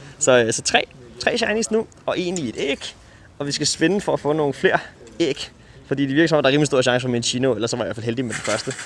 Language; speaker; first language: Danish; native; Danish